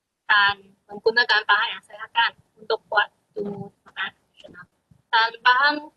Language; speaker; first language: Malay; non-native, local second language; Chinese